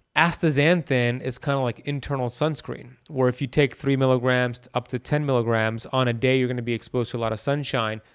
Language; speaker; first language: English; early bilingual, other home language; Persian